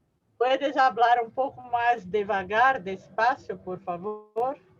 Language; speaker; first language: Spanish; non-native, learner; Portuguese